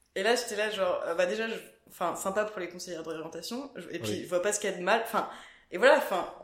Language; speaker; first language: French; native; French